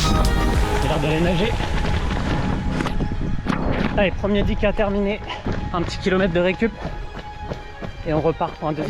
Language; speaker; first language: French; native; French